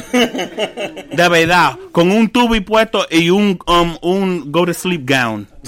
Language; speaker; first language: Spanish; early bilingual, heritage; Spanish